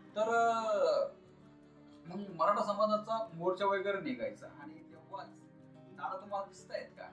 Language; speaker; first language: Marathi; native; Marathi